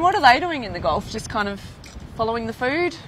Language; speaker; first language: English; native; English